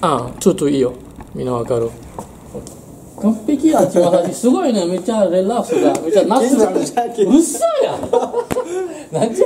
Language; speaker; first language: Japanese; non-native, learner; French